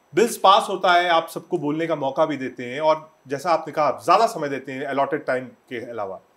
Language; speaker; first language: Hindi; native; Hindi